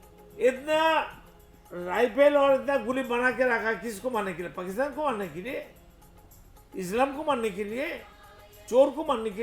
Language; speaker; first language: Hindi; non-native, local second language; Bangla